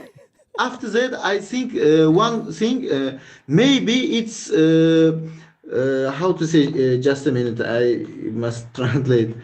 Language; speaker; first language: English; non-native, learner; Uzbek